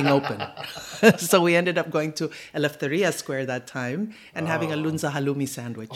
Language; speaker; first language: English; native; English